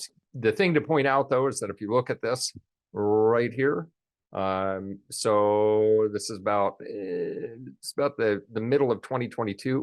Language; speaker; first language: English; native; English